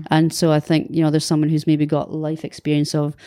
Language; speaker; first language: English; native; English